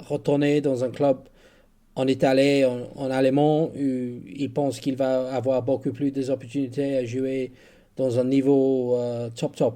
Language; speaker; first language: French; non-native, fluent; English